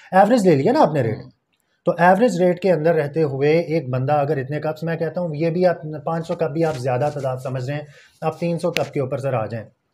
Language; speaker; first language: Urdu; non-native, local second language; Punjabi